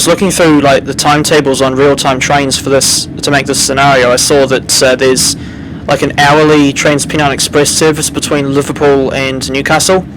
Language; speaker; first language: English; native; English